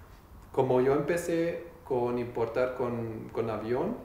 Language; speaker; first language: Spanish; non-native, learner; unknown